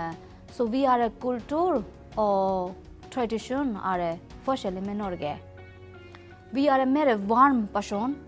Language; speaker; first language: Norwegian; non-native, learner; Burmese